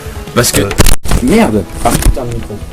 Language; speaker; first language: French; native; French